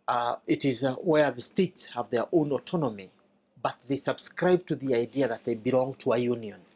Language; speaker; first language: English; non-native, local second language; Swahili